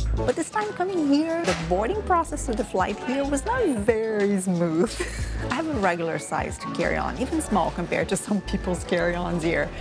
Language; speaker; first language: English; non-native, fluent; Portuguese